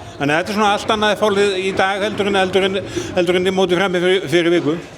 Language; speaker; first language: Icelandic; native; Icelandic